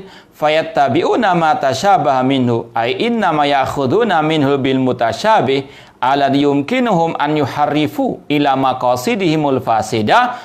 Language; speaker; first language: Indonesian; native; Indonesian